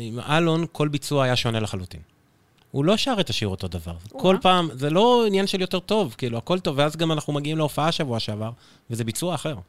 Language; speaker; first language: Hebrew; native; Hebrew